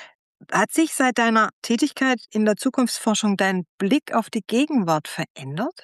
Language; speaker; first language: German; native; German